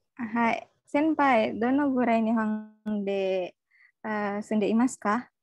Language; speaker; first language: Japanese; non-native, learner; Indonesian